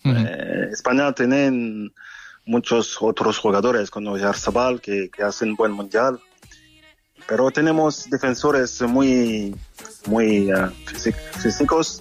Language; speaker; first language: Spanish; non-native, fluent; French